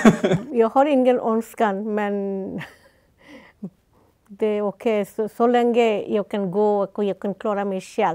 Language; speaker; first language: Swedish; non-native, fluent; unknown